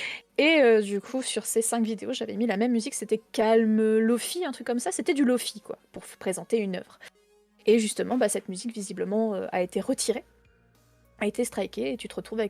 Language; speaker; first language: French; native; French